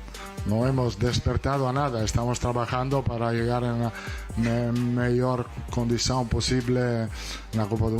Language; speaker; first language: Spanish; non-native, fluent; Italian